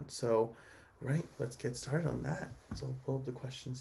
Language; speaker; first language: English; native; English